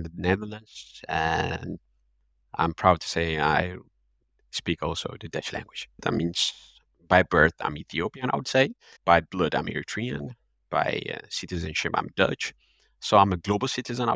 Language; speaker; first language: English; non-native, fluent; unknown